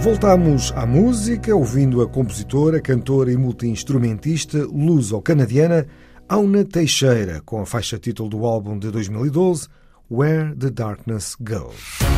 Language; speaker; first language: Portuguese; native; Portuguese